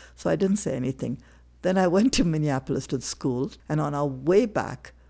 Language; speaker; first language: English; non-native, local second language; Tamil